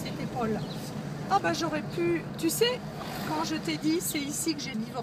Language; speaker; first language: French; native; French